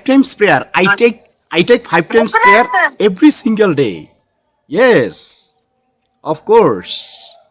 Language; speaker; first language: English; non-native, learner; Bangla